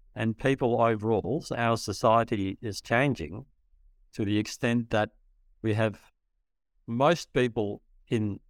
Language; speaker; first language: English; early bilingual, other home language; Dutch